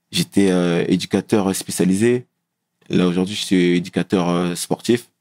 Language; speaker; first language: French; native; French